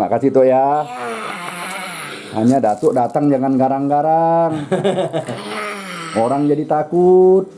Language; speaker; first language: Indonesian; native; Indonesian